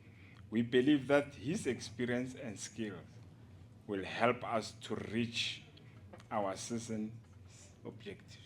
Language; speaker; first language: English; non-native, local second language; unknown